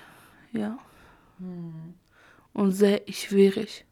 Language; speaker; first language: German; non-native, learner; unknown